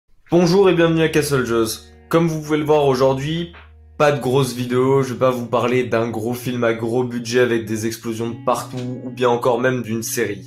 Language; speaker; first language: French; native; French